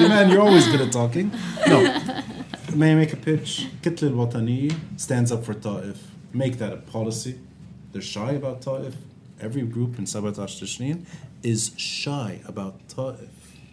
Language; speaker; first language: English; non-native, local second language; Arabic